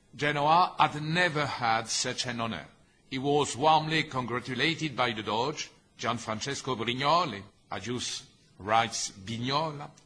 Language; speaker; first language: English; non-native, fluent; French